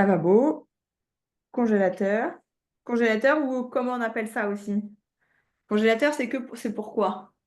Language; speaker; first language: French; native; French